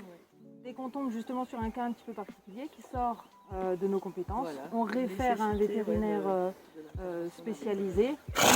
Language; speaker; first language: French; native; French